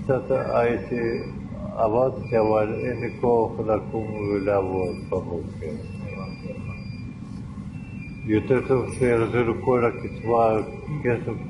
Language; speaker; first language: Hebrew; non-native, learner; Russian